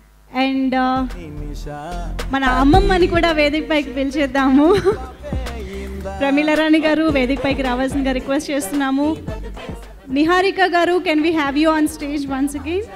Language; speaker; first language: Telugu; native; Telugu